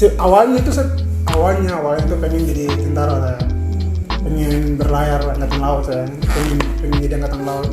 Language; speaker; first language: Indonesian; native; Indonesian